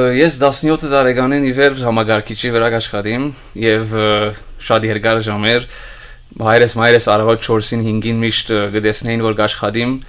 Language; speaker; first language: Armenian; early bilingual, heritage; Armenian